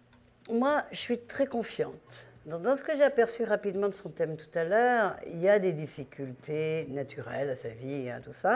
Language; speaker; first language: French; native; French